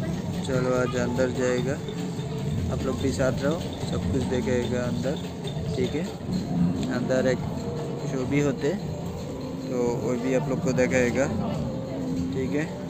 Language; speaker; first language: Hindi; non-native, fluent; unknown